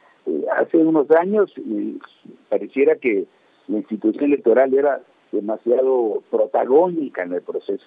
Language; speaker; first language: Spanish; native; Spanish